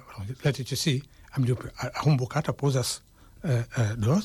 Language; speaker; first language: Catalan; non-native, fluent; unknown